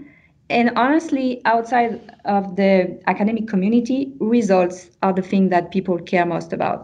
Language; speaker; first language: English; non-native, fluent; French